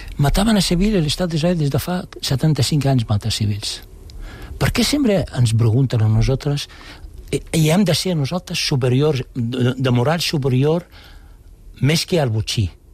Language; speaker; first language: Catalan; non-native, fluent; Arabic